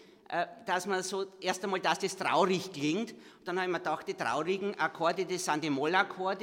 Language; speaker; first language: German; native; German